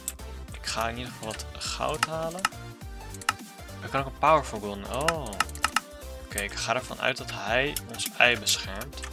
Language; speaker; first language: Dutch; native; Dutch